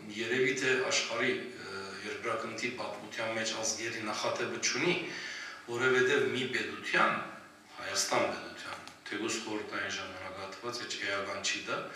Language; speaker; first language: Armenian; early bilingual, heritage; Armenian